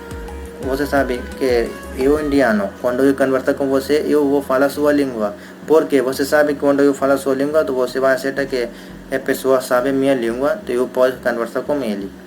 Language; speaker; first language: Portuguese; non-native, learner; Hindi